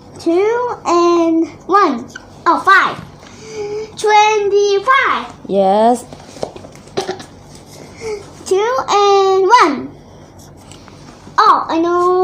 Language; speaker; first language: English; non-native, learner; Thai